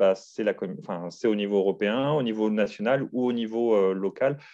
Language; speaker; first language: French; native; French